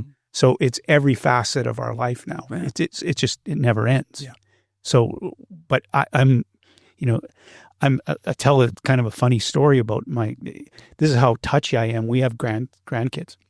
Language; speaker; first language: English; native; English